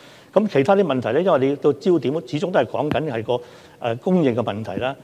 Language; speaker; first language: Chinese; non-native, local second language; Cantonese